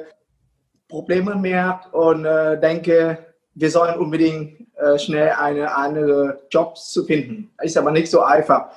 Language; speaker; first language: German; non-native, fluent; Vietnamese